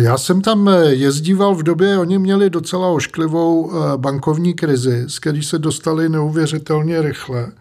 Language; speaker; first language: Czech; native; Czech